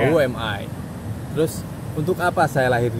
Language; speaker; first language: Indonesian; non-native, fluent; German